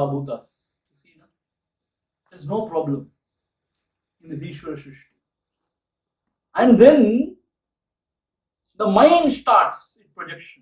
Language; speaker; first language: English; non-native, local second language; Tamil